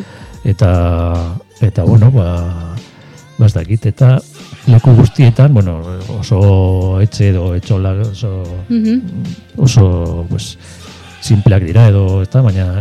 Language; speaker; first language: Basque; non-native, local second language; Spanish